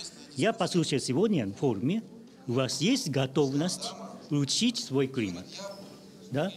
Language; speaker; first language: Russian; non-native, learner; Japanese